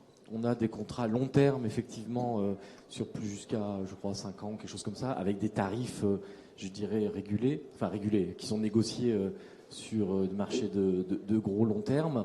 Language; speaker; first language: French; native; French